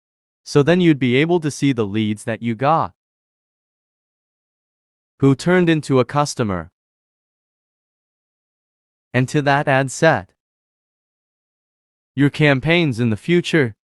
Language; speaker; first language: English; native; English